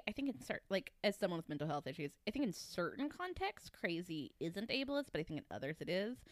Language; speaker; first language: English; native; English